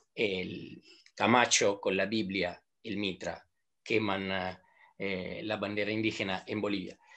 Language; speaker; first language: Spanish; non-native, fluent; Italian